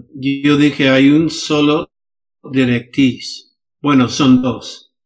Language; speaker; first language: Spanish; non-native, fluent; English